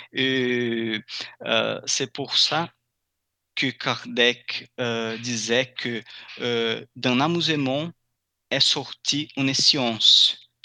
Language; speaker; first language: French; non-native, fluent; Portuguese